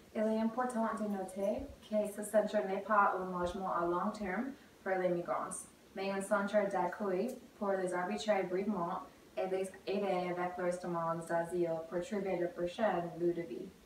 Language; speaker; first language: French; non-native, learner; English